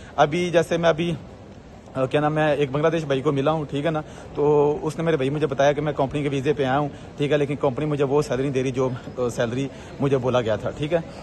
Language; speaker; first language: Urdu; non-native, local second language; Punjabi